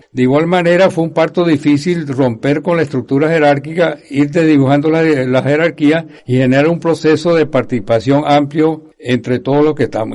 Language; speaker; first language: Spanish; native; Spanish